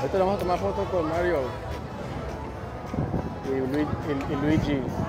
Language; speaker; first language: Spanish; early bilingual, other home language; English